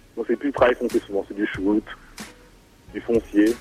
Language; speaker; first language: French; native; French